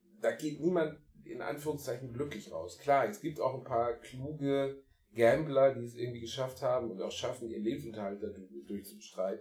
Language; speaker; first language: German; native; German